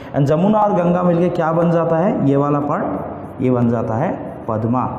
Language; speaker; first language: Hindi; non-native, local second language; Assamese